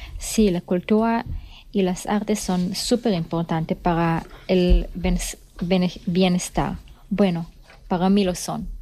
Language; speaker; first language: Spanish; non-native, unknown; Hebrew